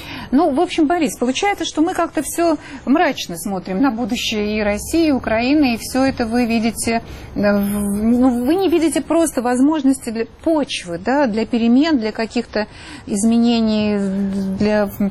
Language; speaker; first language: Russian; native; Russian